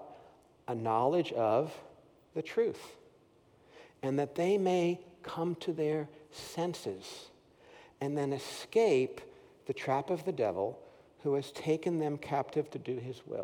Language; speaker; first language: English; native; English